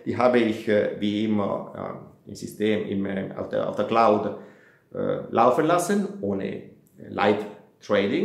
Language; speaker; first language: German; non-native, fluent; Italian